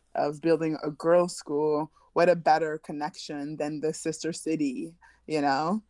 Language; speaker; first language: English; early bilingual, other home language; French